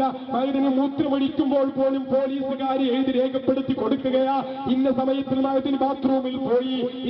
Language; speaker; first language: Malayalam; native; Malayalam